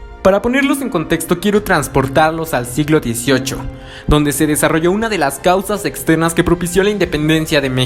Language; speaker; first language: Spanish; native; Spanish